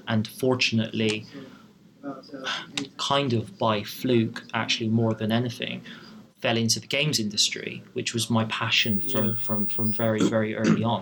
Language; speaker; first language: English; native; English